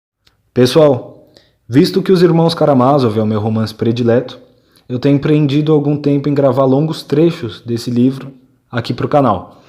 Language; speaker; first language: Portuguese; native; Portuguese